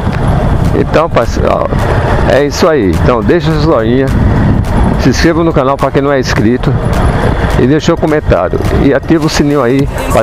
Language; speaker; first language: Portuguese; native; Portuguese